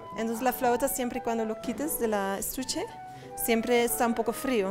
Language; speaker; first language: Spanish; non-native, fluent; Dutch